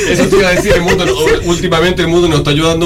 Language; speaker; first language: Spanish; native; Spanish